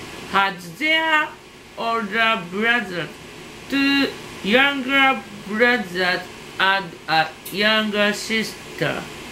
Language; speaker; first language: English; non-native, learner; Japanese